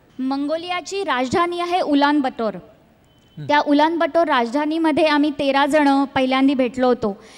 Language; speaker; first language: Marathi; native; Marathi